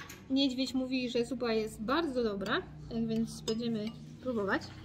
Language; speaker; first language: Polish; native; Polish